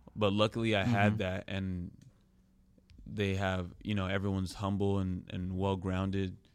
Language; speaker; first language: English; early bilingual, other home language; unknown